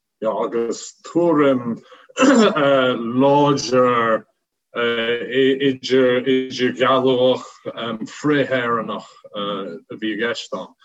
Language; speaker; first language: Irish; non-native, fluent; English